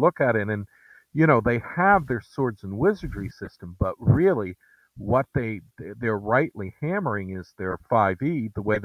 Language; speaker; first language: English; native; English